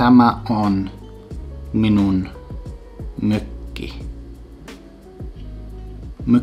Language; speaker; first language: Finnish; non-native, learner; English